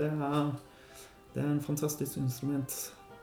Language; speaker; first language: Norwegian; non-native, learner; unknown